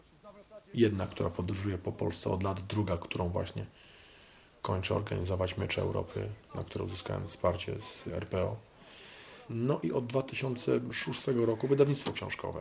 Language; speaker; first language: Polish; native; Polish